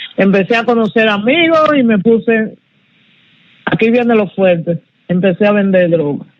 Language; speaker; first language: Spanish; native; Spanish